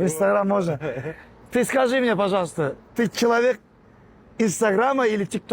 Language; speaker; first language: Russian; non-native, local second language; Turkmen